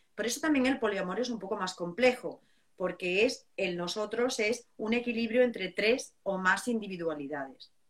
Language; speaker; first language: Spanish; native; Spanish